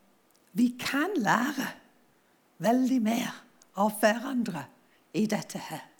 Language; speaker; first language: Norwegian; non-native, fluent; English